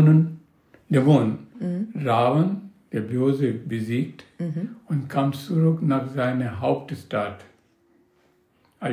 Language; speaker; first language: German; non-native, learner; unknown